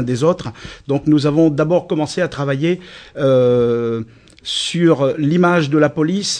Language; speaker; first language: French; native; French